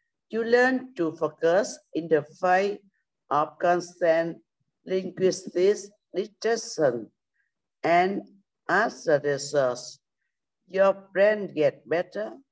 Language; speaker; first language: English; non-native, learner; Vietnamese